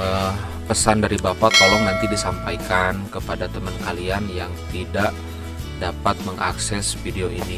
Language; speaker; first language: Indonesian; native; Indonesian